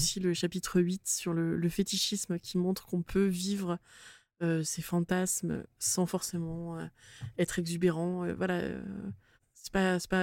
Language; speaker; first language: French; native; French